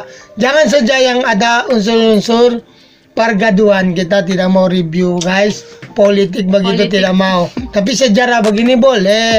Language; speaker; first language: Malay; non-native, learner; Filipino